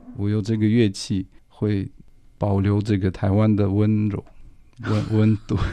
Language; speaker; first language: Chinese; non-native, fluent; Russian